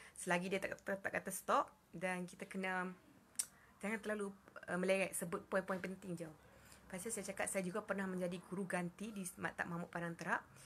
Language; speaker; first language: Malay; native; Malay